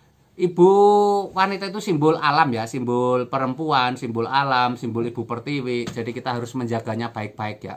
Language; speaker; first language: Indonesian; native; Indonesian